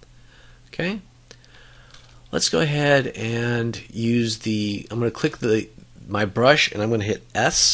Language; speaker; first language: English; native; English